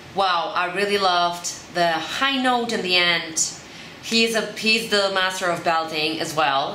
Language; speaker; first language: English; non-native, fluent; German